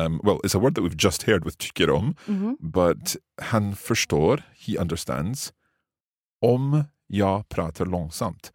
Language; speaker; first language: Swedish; non-native, learner; English